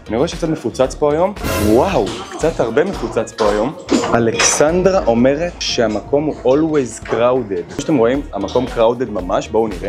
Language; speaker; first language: Hebrew; native; Hebrew